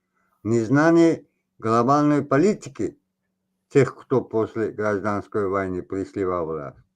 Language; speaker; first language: Russian; non-native, local second language; Tajik